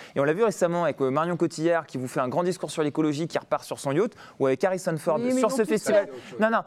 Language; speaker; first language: French; native; French